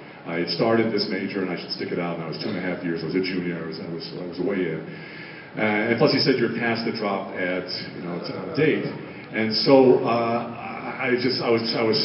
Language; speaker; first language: English; native; English